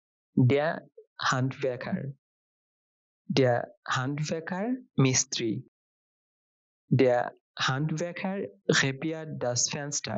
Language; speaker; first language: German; non-native, fluent; Bangla